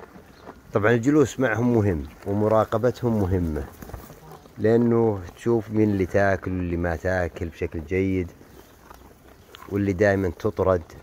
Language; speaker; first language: Arabic; native; Arabic